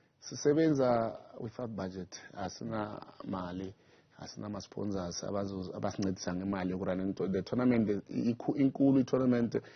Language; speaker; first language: Zulu; non-native, local second language; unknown